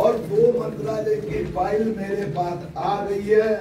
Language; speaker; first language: Hindi; non-native, local second language; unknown